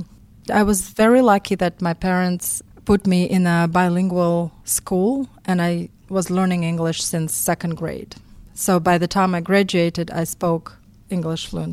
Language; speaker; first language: English; non-native, fluent; Russian